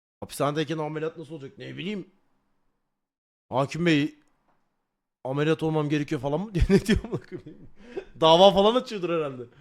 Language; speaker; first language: Turkish; native; Turkish